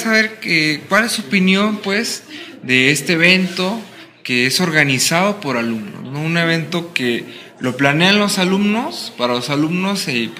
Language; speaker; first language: Spanish; native; Spanish